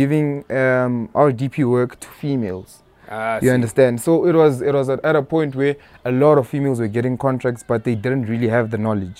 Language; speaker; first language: English; non-native, local second language; Tsonga